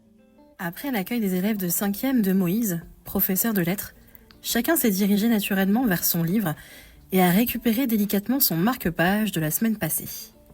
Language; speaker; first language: French; native; French